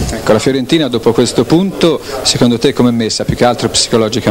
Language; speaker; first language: Italian; native; Italian